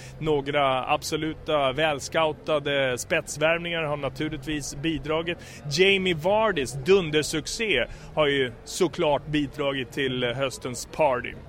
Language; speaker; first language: Swedish; native; Swedish